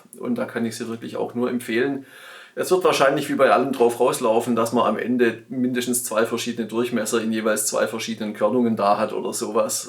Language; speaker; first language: German; native; German